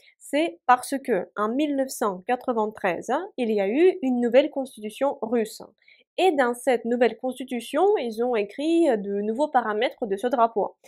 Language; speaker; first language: French; non-native, fluent; Russian